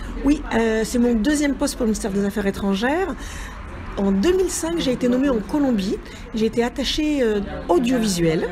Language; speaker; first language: French; native; French